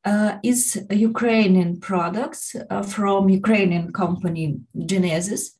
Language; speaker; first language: English; non-native, learner; Ukrainian